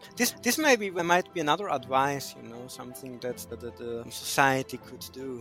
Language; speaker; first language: English; non-native, fluent; German